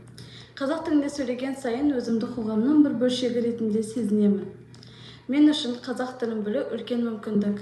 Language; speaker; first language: Kazakh; non-native, local second language; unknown